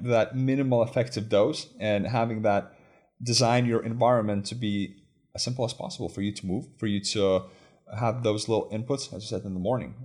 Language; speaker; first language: English; non-native, fluent; Lithuanian